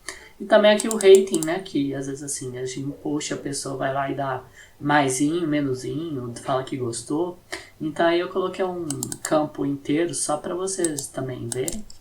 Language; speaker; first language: Portuguese; native; Portuguese